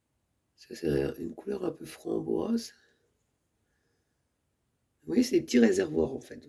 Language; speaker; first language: French; native; French